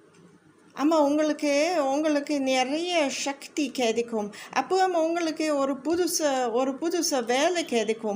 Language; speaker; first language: Tamil; non-native, learner; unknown